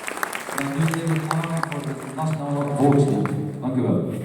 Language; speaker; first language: Dutch; native; Dutch